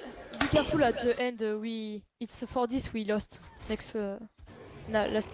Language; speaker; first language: English; non-native, learner; French